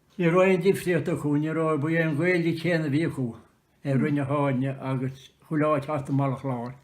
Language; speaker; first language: Irish; native; Irish